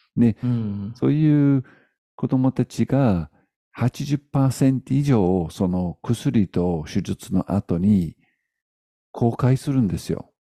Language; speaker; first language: Japanese; non-native, fluent; English